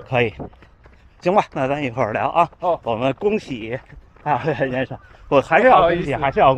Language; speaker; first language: Chinese; native; Chinese